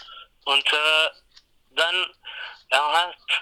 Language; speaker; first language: German; non-native, learner; English